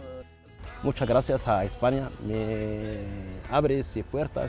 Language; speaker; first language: Spanish; non-native, learner; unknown